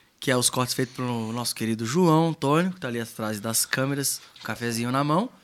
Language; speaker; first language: Portuguese; native; Portuguese